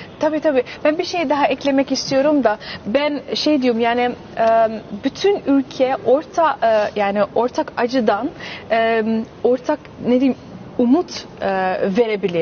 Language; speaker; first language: Turkish; early bilingual, heritage; Turkish